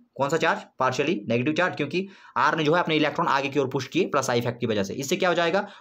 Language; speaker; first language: Hindi; native; Hindi